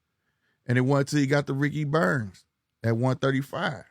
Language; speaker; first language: English; native; English